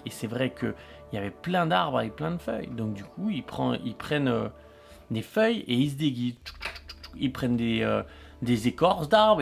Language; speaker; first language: French; native; French